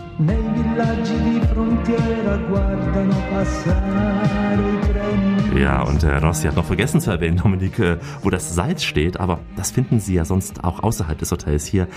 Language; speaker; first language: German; native; German